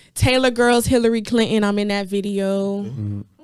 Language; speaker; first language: English; native; English